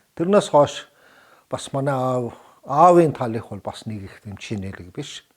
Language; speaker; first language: Mongolian; early bilingual, heritage; Mongolian